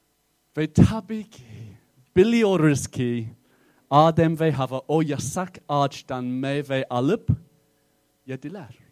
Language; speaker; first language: Turkish; non-native, fluent; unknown